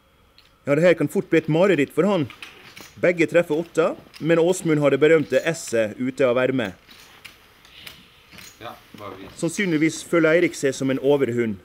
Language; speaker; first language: Norwegian; native; Norwegian